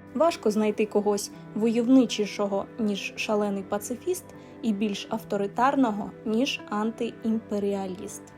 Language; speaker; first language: Ukrainian; non-native, local second language; Russian